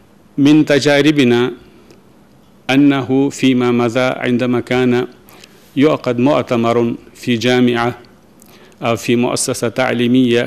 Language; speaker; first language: Arabic; non-native, fluent; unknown